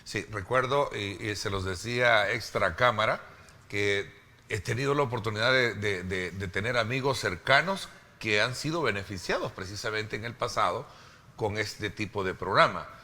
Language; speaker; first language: Spanish; native; Spanish